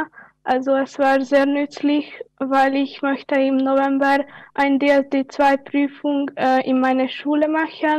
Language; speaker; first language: German; non-native, learner; Hungarian